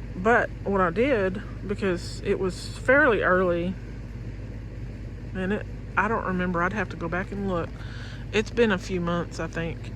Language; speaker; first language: English; native; English